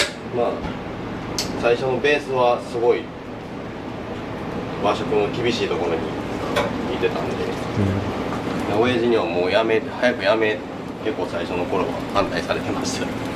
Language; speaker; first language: Japanese; native; Japanese